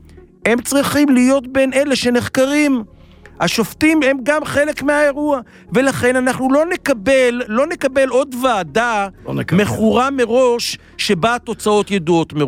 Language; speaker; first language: Hebrew; native; Hebrew